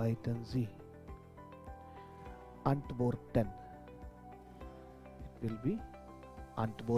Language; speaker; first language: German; non-native, fluent; Hindi